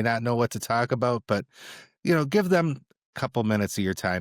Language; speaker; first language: English; native; English